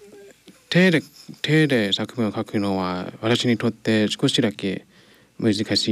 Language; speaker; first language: Japanese; non-native, learner; English